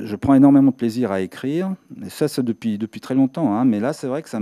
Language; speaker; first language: French; non-native, fluent; Serbian